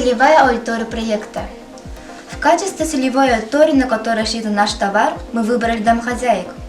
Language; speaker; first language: Russian; non-native, local second language; Yakut